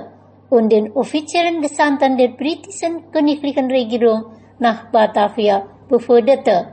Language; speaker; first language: German; non-native, fluent; Indonesian